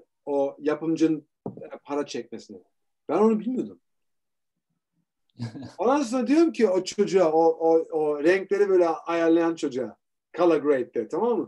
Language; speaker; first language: Turkish; early bilingual, heritage; Turkish